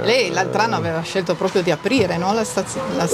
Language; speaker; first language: Italian; native; Italian